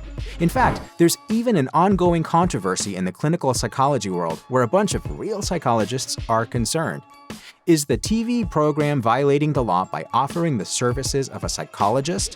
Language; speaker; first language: English; native; English